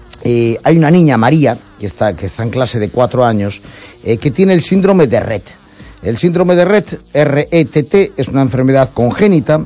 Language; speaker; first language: Spanish; native; Spanish